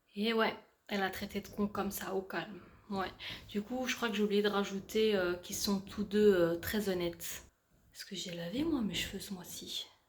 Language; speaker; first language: French; native; French